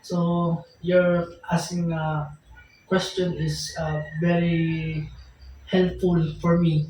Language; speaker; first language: English; non-native, local second language; Filipino